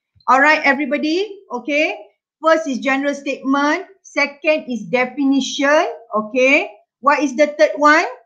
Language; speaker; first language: English; non-native, local second language; Malay